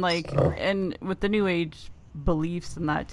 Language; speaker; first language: English; native; English